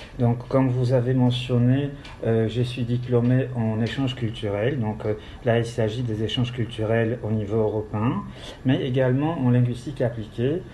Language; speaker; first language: French; non-native, fluent; Polish